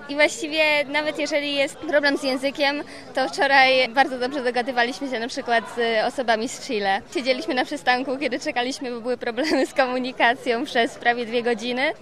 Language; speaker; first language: Polish; native; Polish